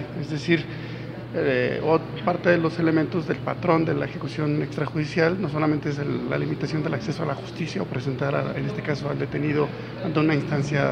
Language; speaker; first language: Spanish; native; Spanish